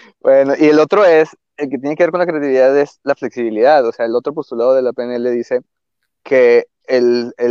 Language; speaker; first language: Spanish; native; Spanish